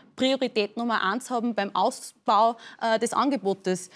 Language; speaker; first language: German; native; German